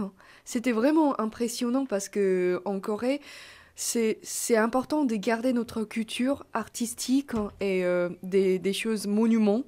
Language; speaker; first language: French; non-native, fluent; Korean